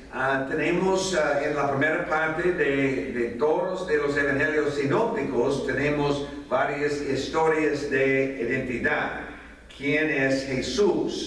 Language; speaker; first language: Spanish; non-native, fluent; English